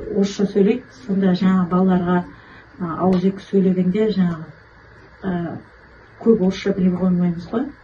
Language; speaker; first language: Kazakh; native; Kazakh